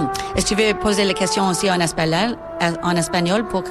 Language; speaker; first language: French; non-native, local second language; English